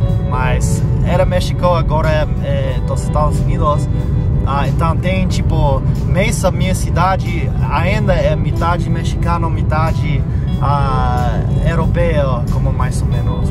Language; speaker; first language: Portuguese; non-native, fluent; English